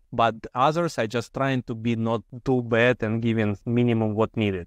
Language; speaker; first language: English; non-native, fluent; Ukrainian